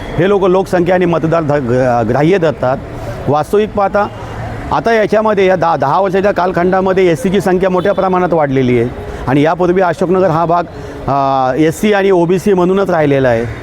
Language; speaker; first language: Marathi; native; Marathi